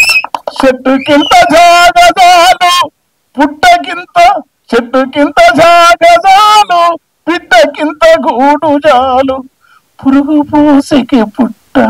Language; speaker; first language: Telugu; native; Telugu